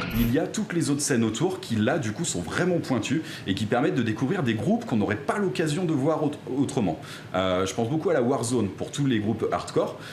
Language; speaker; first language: French; native; French